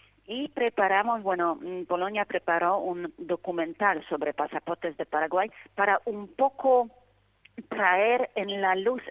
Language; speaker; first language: Spanish; non-native, fluent; Polish